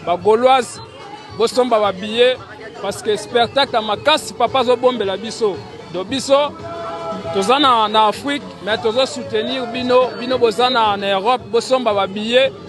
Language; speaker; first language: Lingala; native; Lingala